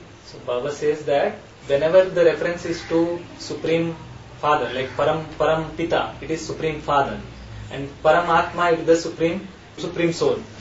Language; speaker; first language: English; non-native, local second language; Hindi